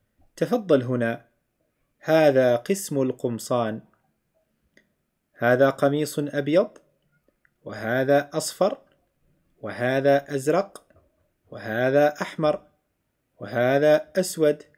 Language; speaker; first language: Arabic; non-native, fluent; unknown